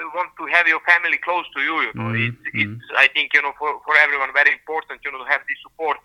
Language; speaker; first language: English; non-native, fluent; Serbian